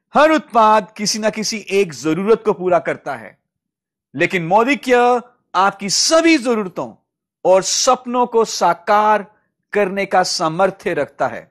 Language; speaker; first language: Hindi; native; Hindi